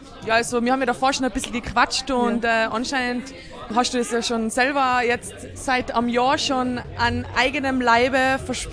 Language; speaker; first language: German; native; German